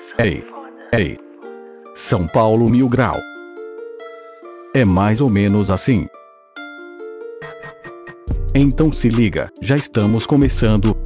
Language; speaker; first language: Portuguese; native; Portuguese